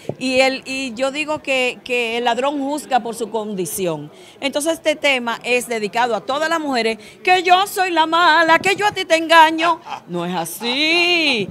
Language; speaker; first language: Spanish; early bilingual, heritage; Spanish